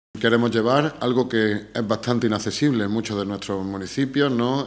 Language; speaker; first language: Spanish; native; Spanish